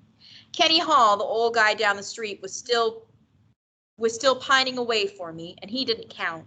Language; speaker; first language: English; native; English